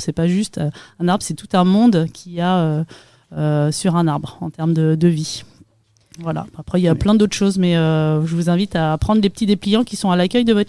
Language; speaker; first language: French; native; French